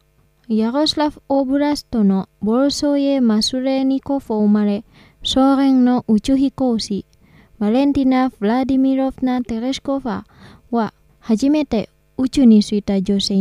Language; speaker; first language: Japanese; non-native, fluent; Indonesian